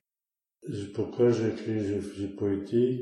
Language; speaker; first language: French; non-native, learner; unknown